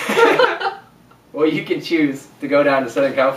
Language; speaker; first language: English; native; English